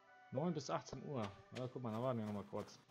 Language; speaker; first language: German; native; German